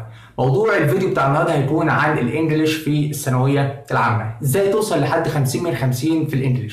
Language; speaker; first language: Arabic; native; Arabic